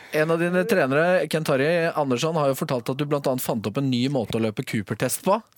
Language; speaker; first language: Norwegian; native; Norwegian